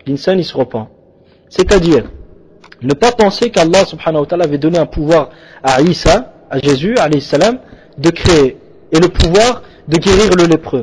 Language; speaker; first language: French; native; French